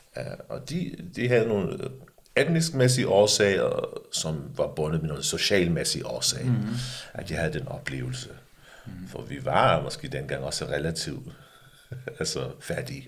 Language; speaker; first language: Danish; early bilingual, other home language; English